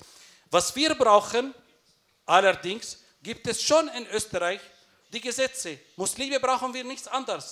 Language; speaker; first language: German; non-native, fluent; Arabic